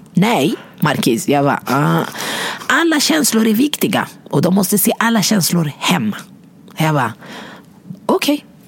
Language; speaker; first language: Swedish; native; Swedish